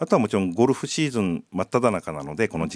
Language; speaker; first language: Japanese; native; Japanese